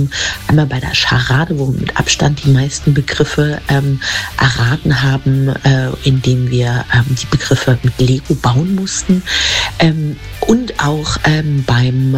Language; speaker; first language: German; native; German